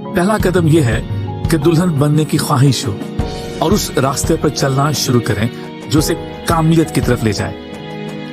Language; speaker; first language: Urdu; native; Urdu